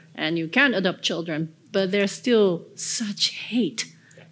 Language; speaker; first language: English; early bilingual, other home language; Korean